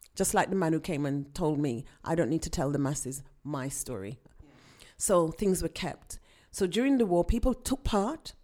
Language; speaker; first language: English; native; English